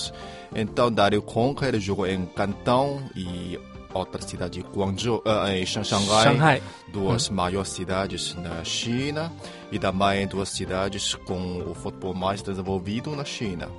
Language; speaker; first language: Portuguese; non-native, fluent; Chinese